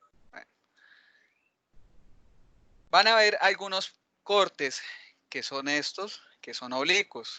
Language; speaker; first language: Spanish; native; Spanish